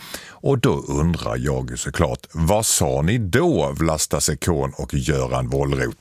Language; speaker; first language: Swedish; native; Swedish